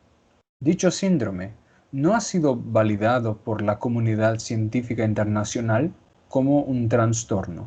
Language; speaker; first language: Spanish; non-native, fluent; Portuguese